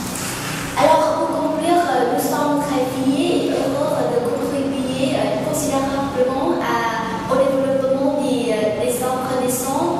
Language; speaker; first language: French; non-native, fluent; Vietnamese